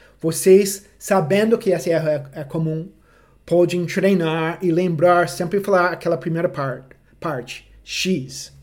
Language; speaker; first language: Portuguese; non-native, fluent; English